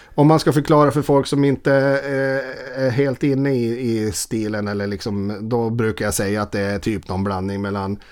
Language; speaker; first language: Swedish; native; Swedish